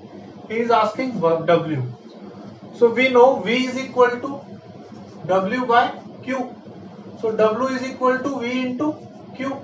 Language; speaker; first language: English; non-native, local second language; Hindi